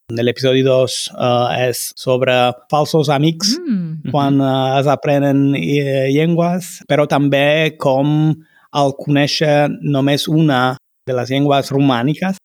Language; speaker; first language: Catalan; non-native, fluent; Italian